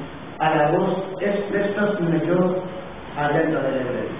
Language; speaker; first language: Catalan; non-native, learner; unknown